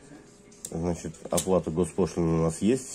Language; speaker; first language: Russian; native; Russian